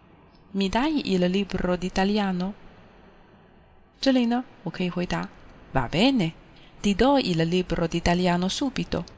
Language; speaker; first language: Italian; non-native, fluent; Chinese